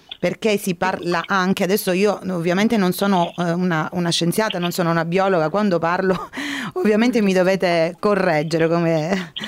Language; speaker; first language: Italian; native; Italian